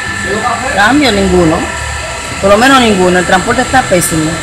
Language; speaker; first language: Spanish; native; Spanish